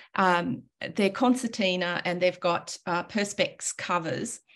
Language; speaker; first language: English; native; English